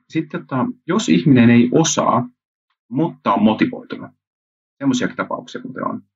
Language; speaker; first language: Finnish; early bilingual, heritage; Finnish